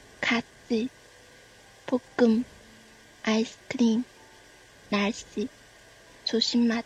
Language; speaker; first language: Korean; non-native, learner; Chinese